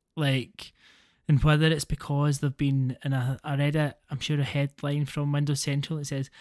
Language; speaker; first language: English; native; English